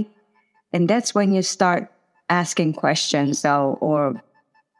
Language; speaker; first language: English; non-native, fluent; Italian